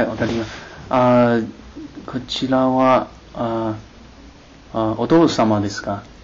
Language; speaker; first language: Japanese; non-native, learner; Chinese